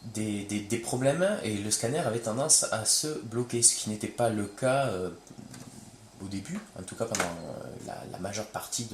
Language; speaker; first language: French; native; French